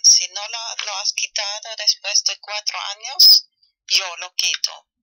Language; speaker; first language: Spanish; non-native, learner; German